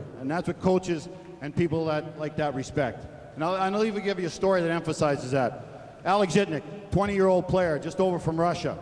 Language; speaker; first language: English; native; English